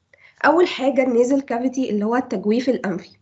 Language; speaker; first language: Arabic; native; Arabic